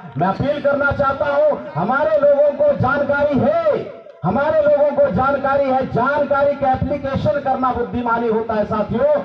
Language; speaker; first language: Hindi; non-native, local second language; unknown